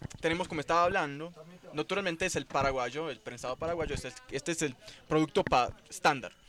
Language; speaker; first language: Spanish; non-native, fluent; Portuguese